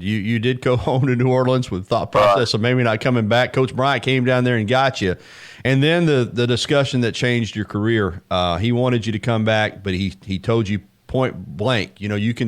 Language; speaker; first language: English; native; English